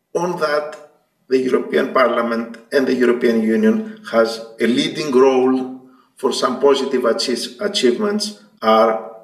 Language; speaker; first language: English; non-native, fluent; Greek